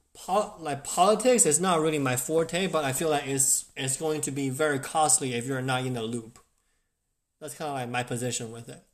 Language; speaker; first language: English; non-native, fluent; Chinese